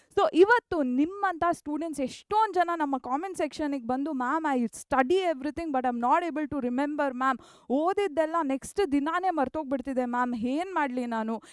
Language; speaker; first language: Kannada; non-native, local second language; Tulu